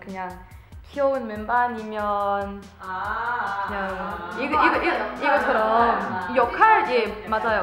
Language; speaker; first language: Korean; non-native, learner; English